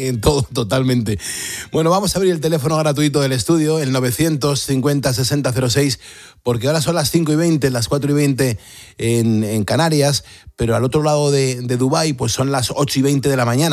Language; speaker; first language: Spanish; native; Spanish